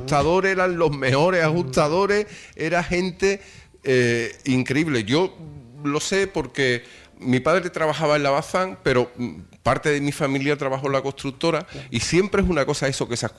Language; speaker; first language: Spanish; native; Spanish